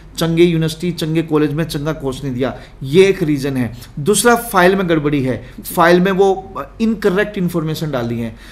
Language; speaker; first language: Hindi; native; Hindi